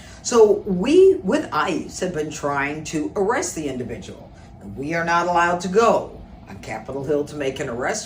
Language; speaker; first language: English; native; English